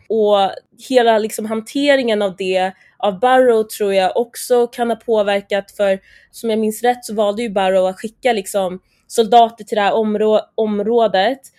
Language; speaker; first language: Swedish; native; Swedish